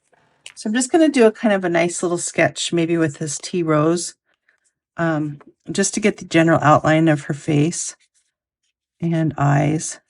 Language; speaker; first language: English; native; English